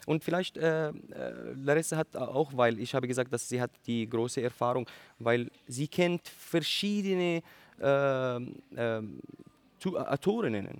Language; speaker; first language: German; non-native, learner; Arabic